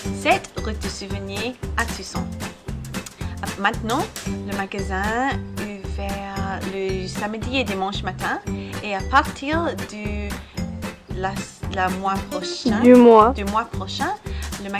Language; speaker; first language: French; non-native, learner; English